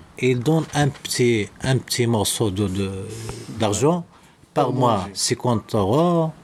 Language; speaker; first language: French; non-native, local second language; Arabic